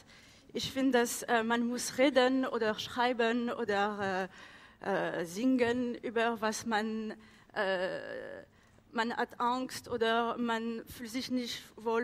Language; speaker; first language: German; non-native, learner; French